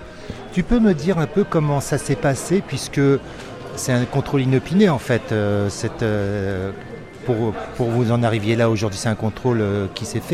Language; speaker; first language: French; native; French